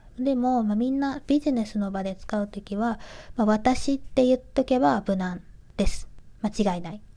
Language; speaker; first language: Japanese; native; Japanese